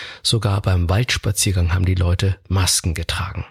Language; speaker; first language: German; native; German